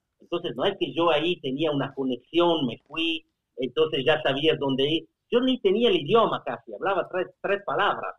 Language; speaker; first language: Spanish; non-native, fluent; Italian